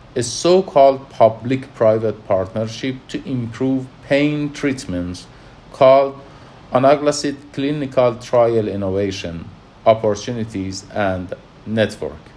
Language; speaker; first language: English; non-native, fluent; Persian